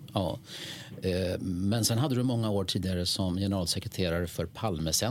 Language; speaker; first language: Swedish; native; Swedish